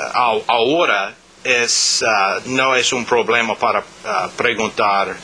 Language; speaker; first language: Spanish; non-native, learner; English